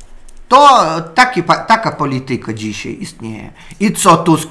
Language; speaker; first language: Polish; non-native, learner; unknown